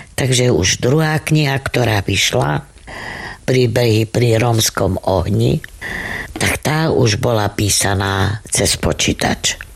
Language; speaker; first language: Slovak; non-native, local second language; Romany